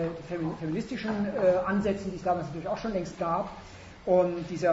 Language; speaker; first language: German; native; German